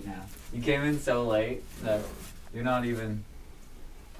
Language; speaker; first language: English; native; English